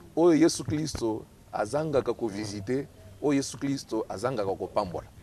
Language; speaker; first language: Lingala; native; Lingala